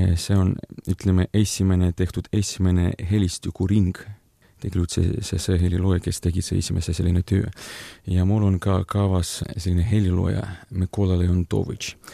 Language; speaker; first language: Estonian; non-native, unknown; Ukrainian